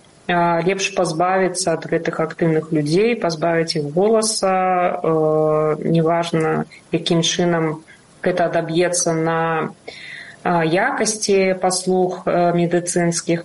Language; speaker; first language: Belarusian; non-native, local second language; Russian